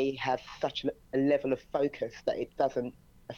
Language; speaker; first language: English; native; English